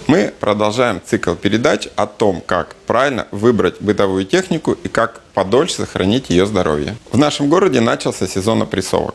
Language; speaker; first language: Russian; native; Russian